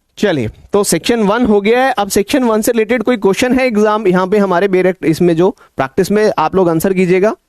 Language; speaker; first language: Hindi; native; Hindi